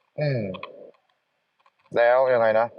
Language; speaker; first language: Thai; native; Thai